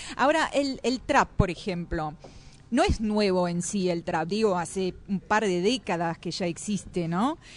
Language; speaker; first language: Spanish; non-native, fluent; French